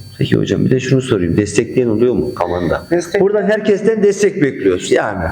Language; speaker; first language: Turkish; native; Turkish